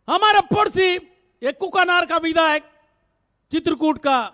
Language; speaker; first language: Hindi; native; Hindi